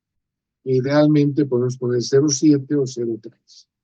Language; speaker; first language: Spanish; native; Spanish